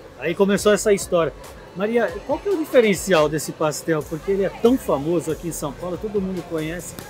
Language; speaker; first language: Portuguese; native; Portuguese